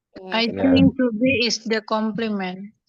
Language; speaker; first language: English; non-native, learner; Indonesian